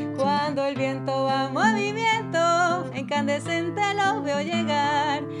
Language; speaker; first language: French; non-native, fluent; Spanish